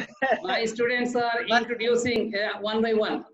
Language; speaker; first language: English; non-native, learner; Bangla